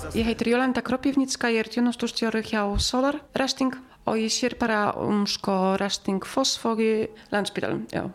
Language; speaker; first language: Icelandic; non-native, learner; Polish